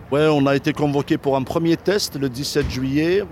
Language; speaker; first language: French; non-native, fluent; German